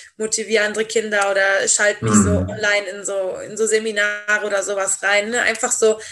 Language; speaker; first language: German; native; German